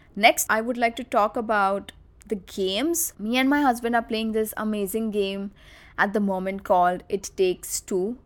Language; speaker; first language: English; non-native, local second language; Marathi